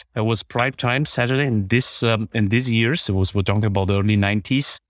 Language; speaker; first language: English; non-native, fluent; Bulgarian